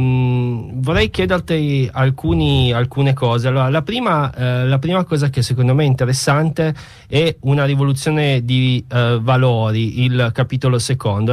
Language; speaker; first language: Italian; native; Italian